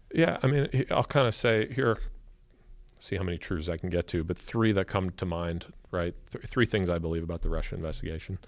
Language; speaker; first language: English; native; English